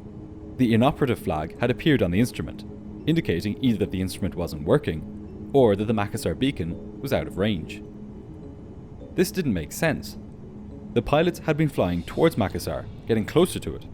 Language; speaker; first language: English; native; English